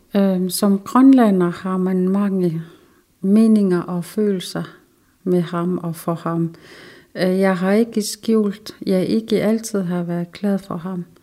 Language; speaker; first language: Danish; non-native, local second language; Kalaallisut